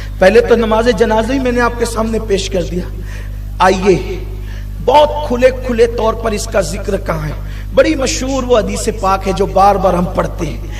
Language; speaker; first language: Urdu; native; Urdu